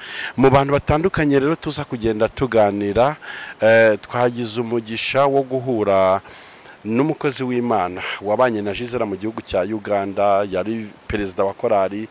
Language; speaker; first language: Kinyarwanda; native; Kinyarwanda